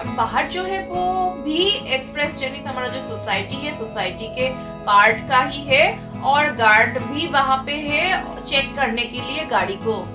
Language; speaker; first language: Hindi; non-native, local second language; Bangla